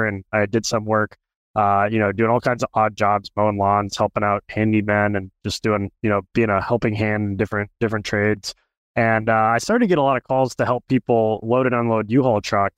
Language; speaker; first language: English; native; English